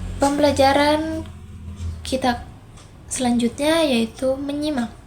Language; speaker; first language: Indonesian; native; Indonesian